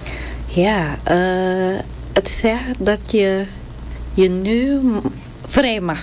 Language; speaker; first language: Dutch; non-native, local second language; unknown